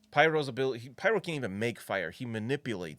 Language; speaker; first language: English; native; English